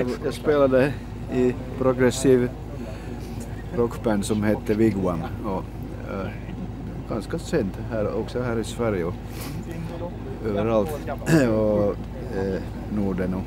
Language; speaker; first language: Swedish; non-native, local second language; Finnish